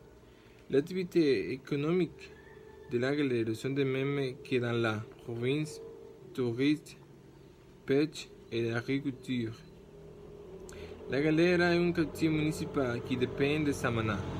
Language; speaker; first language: French; non-native, learner; Spanish